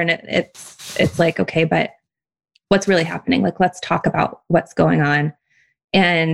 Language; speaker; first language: English; native; English